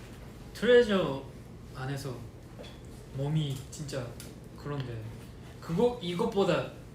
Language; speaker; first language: Korean; non-native, fluent; Japanese